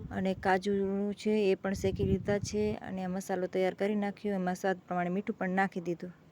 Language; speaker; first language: Gujarati; native; Gujarati